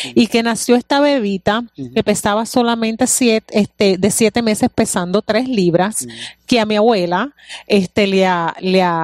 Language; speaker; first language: Spanish; native; Spanish